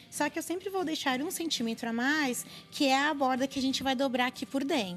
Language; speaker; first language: Portuguese; native; Portuguese